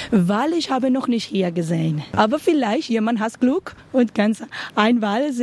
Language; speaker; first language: German; non-native, learner; Spanish